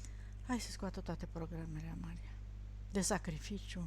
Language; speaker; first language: Romanian; native; Romanian